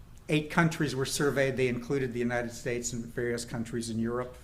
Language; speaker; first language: English; native; English